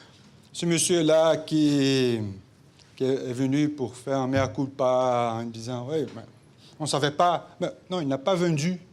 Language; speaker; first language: French; non-native, fluent; Portuguese